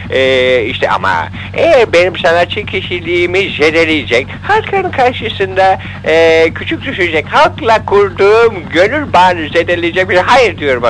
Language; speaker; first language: Turkish; native; Turkish